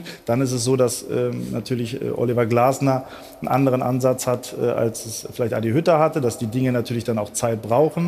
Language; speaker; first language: German; native; German